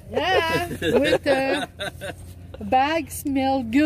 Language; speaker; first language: English; non-native, learner; French